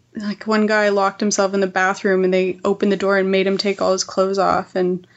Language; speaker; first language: English; native; English